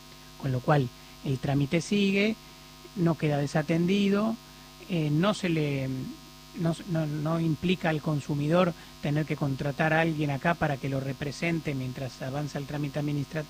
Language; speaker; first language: Spanish; native; Spanish